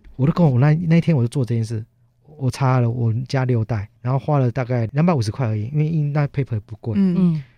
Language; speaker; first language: Chinese; native; Chinese